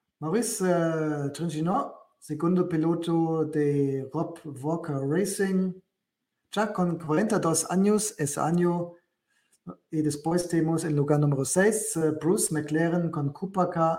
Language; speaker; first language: Spanish; non-native, learner; German